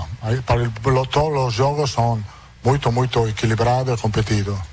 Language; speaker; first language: Portuguese; non-native, fluent; Italian